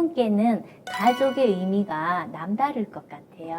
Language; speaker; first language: Korean; native; Korean